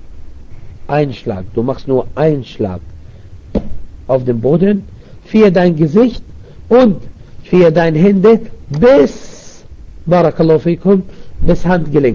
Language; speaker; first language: German; non-native, fluent; Arabic